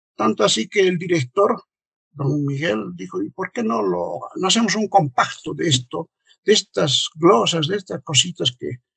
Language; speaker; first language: Spanish; native; Spanish